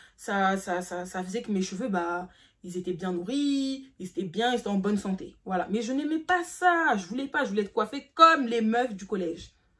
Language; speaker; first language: French; early bilingual, other home language; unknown